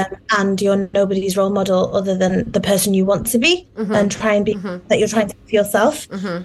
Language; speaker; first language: English; native; English